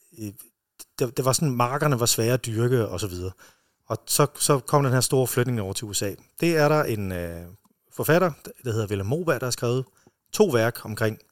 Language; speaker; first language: Danish; early bilingual, heritage; Danish